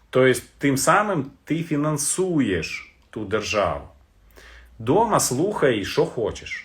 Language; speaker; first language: Ukrainian; non-native, local second language; Russian